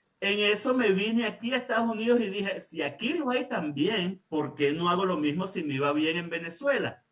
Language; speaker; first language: Spanish; native; Spanish